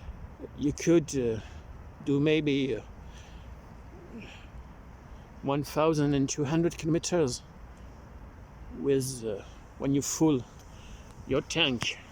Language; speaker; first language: English; non-native, learner; French